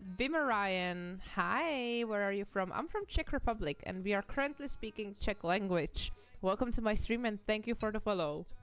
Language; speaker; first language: English; non-native, fluent; Czech